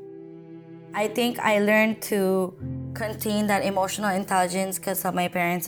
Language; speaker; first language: English; non-native, local second language; Filipino